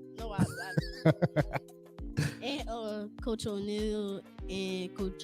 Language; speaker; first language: English; native; English